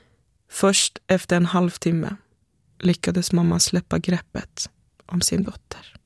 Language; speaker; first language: Swedish; early bilingual, other home language; Persian